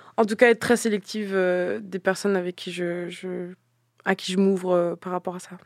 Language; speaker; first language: French; native; French